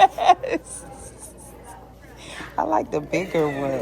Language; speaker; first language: English; native; English